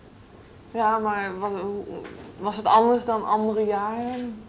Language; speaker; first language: Dutch; native; Dutch